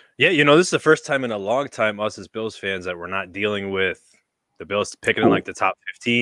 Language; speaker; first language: English; native; English